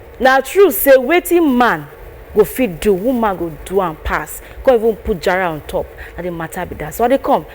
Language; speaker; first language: Nigerian Pidgin; native; Nigerian Pidgin